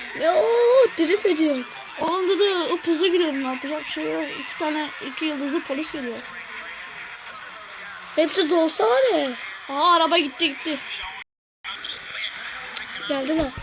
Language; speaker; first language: Turkish; native; Turkish